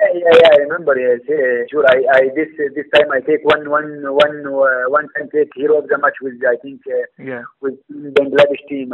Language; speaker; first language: English; non-native, learner; Arabic